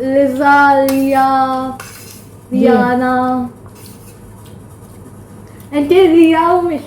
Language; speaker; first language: Malayalam; early bilingual, heritage; Malayalam